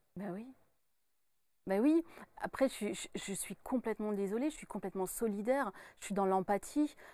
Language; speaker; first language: French; native; French